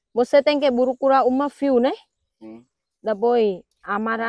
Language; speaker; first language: Portuguese; non-native, learner; Vietnamese